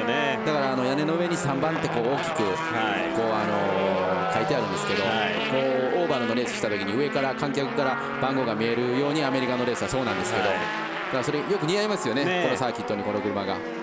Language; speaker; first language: Japanese; native; Japanese